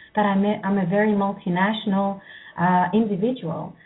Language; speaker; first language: English; non-native, fluent; Greek